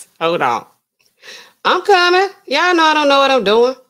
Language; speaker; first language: English; native; English